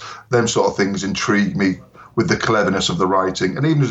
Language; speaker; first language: English; native; English